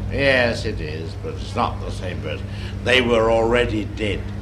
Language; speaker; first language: English; native; English